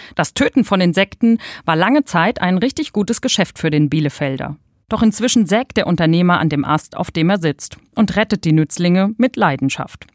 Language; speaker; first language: German; native; German